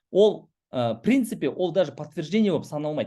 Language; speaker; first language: Russian; non-native, local second language; Kazakh